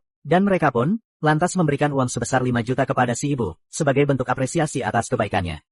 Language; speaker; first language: Indonesian; native; Indonesian